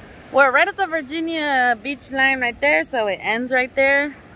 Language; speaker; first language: English; early bilingual, other home language; Spanish